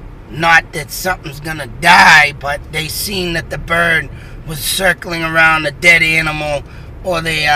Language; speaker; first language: English; native; English